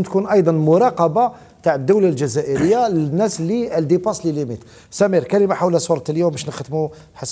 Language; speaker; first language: Arabic; native; Arabic